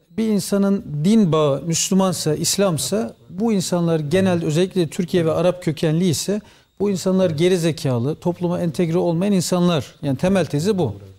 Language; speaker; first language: Turkish; early bilingual, heritage; Turkish